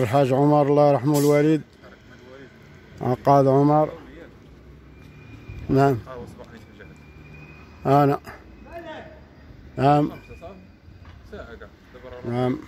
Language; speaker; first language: Arabic; native; Arabic